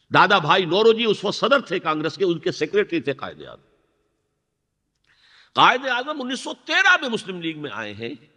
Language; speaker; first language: Urdu; native; Urdu